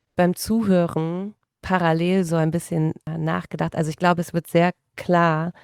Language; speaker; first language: German; native; German